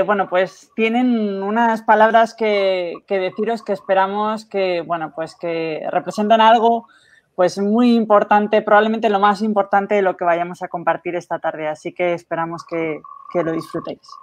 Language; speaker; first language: Spanish; native; Spanish